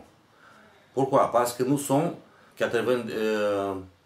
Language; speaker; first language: French; non-native, fluent; Romanian